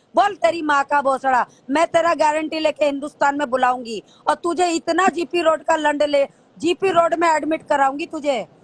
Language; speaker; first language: Hindi; native; Hindi